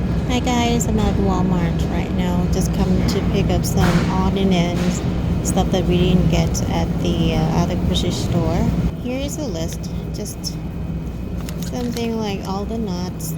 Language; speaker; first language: English; non-native, fluent; Thai